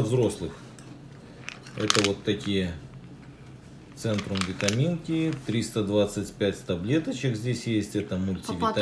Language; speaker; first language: Russian; native; Russian